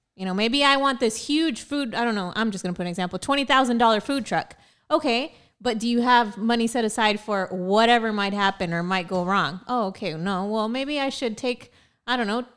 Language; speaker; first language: English; early bilingual, other home language; Spanish